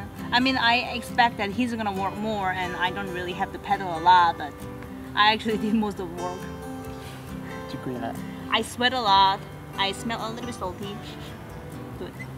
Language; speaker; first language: English; non-native, fluent; Korean